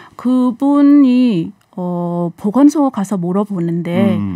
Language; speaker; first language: Korean; non-native, learner; Khmer